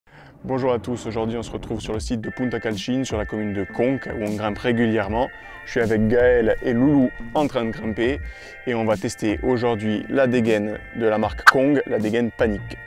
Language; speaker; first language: French; native; French